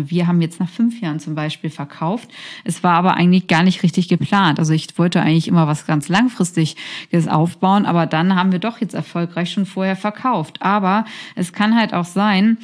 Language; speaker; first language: German; native; German